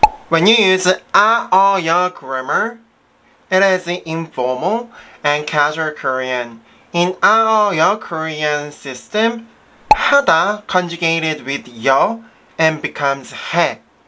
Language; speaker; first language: English; non-native, fluent; Korean